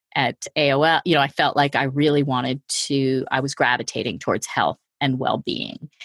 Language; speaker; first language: English; native; English